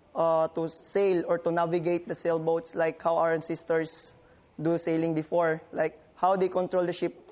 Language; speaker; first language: English; non-native, local second language; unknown